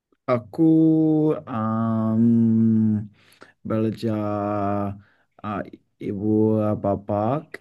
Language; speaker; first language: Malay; non-native, learner; English